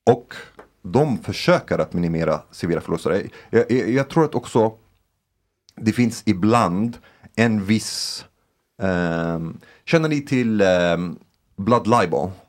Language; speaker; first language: Swedish; non-native, fluent; Arabic